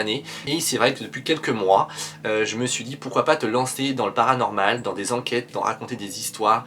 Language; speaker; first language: French; native; French